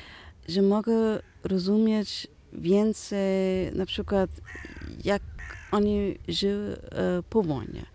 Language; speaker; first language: Polish; non-native, learner; German